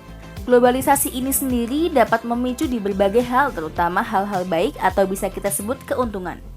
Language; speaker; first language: Indonesian; native; Indonesian